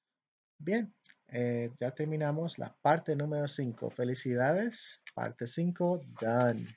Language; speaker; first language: Spanish; non-native, fluent; English